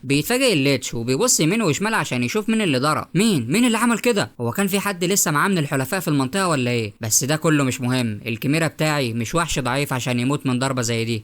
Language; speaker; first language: Arabic; native; Arabic